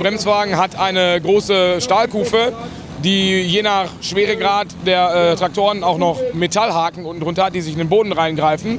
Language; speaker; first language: German; native; German